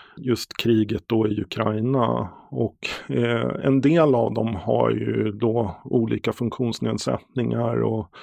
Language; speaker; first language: Swedish; native; Swedish